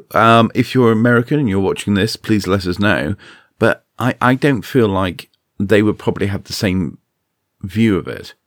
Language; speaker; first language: English; native; English